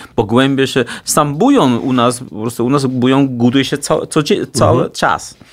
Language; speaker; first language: Polish; non-native, fluent; Chinese